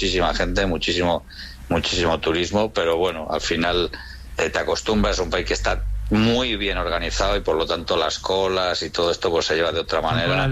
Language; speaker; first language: Spanish; native; Spanish